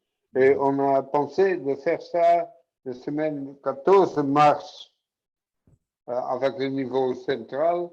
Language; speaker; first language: French; non-native, fluent; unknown